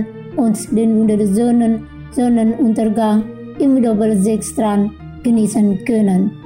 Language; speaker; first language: German; non-native, fluent; Indonesian